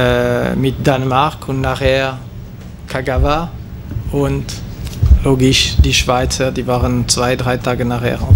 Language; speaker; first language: German; non-native, local second language; French